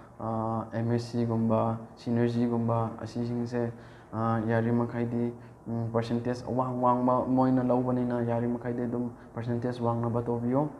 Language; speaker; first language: Manipuri; non-native, local second language; Rongmei Naga